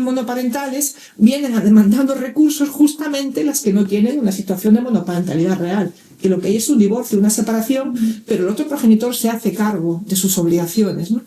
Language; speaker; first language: Spanish; native; Spanish